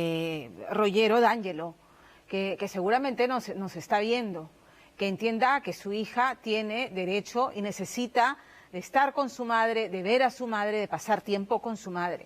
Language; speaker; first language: Spanish; native; Spanish